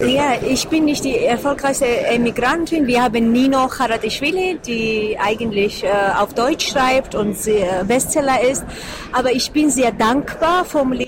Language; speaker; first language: German; non-native, fluent; Georgian